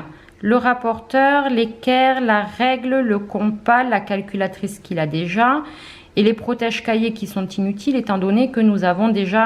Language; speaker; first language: French; native; French